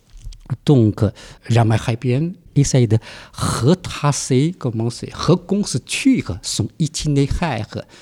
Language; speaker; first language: French; non-native, fluent; Chinese